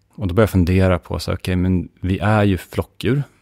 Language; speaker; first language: Swedish; native; Swedish